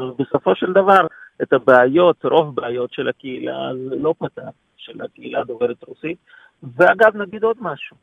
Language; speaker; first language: Hebrew; non-native, fluent; Russian